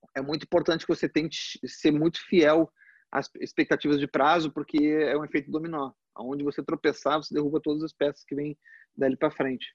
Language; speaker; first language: Portuguese; early bilingual, other home language; Spanish